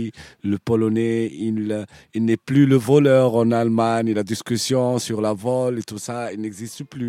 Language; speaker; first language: French; non-native, fluent; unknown